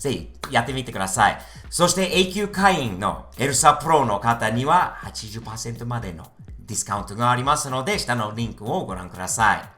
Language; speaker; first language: Japanese; non-native, fluent; English